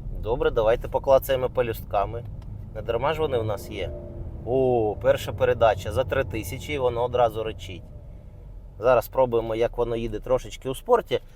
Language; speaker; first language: Ukrainian; non-native, local second language; Russian